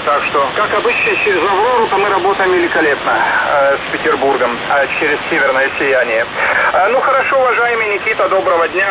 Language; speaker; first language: Russian; native; Russian